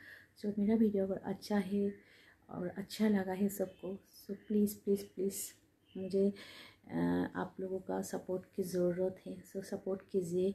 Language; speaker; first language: Hindi; non-native, local second language; Assamese